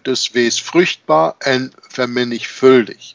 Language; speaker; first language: Dutch; non-native, fluent; German